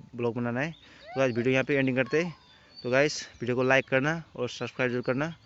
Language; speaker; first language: Hindi; non-native, local second language; Assamese